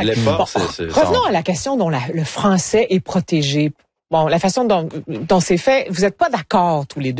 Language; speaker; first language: French; native; French